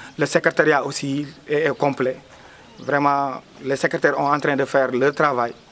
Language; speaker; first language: French; non-native, local second language; Wolof